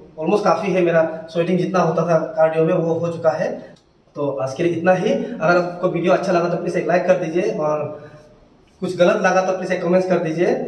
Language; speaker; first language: Hindi; non-native, local second language; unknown